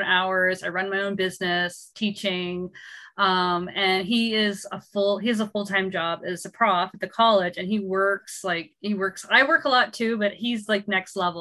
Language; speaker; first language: English; native; English